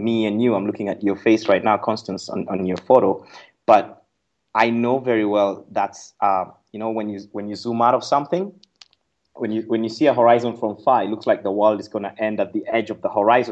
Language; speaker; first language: English; non-native, local second language; Kikuyu